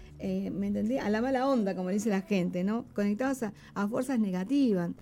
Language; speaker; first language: Spanish; native; Spanish